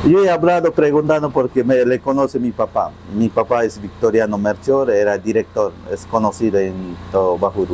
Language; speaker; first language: Spanish; non-native, local second language; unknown